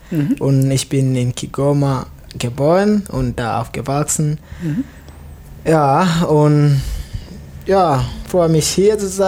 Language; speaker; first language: German; non-native, learner; Swahili